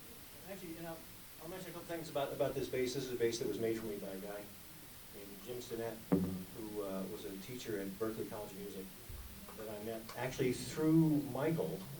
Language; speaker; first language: English; native; English